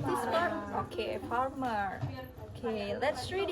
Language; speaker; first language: English; non-native, learner; Indonesian